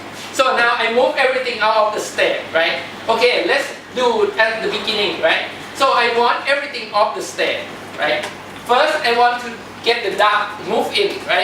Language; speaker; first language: English; non-native, fluent; Thai